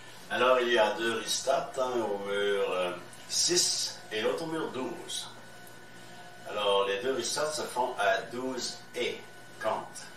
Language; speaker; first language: French; native; French